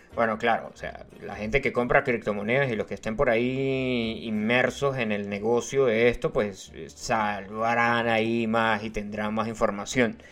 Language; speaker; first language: Spanish; native; Spanish